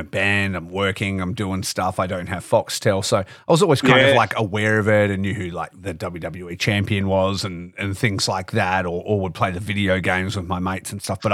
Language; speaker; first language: English; native; English